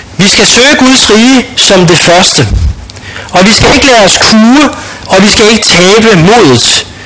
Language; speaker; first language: Danish; native; Danish